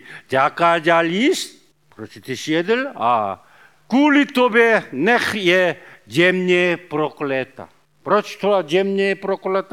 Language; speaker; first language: Czech; non-native, learner; Korean